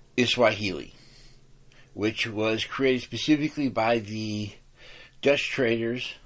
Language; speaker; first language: English; native; English